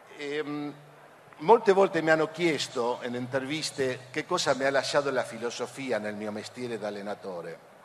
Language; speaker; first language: Italian; non-native, fluent; Spanish